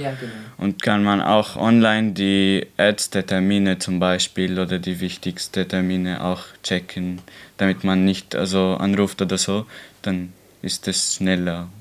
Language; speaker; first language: German; non-native, learner; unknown